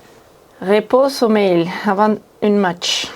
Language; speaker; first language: French; non-native, fluent; Spanish